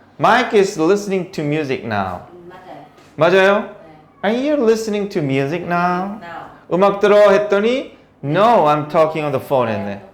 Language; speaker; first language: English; non-native, fluent; Korean